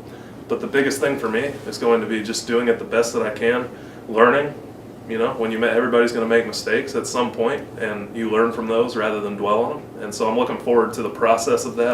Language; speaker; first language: English; native; English